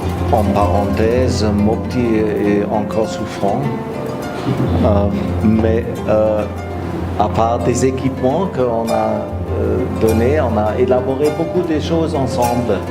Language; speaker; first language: French; non-native, fluent; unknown